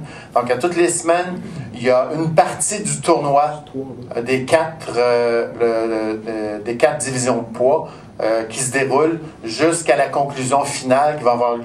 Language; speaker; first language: French; native; French